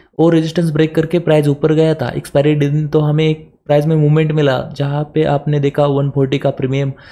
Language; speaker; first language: Hindi; non-native, local second language; Marathi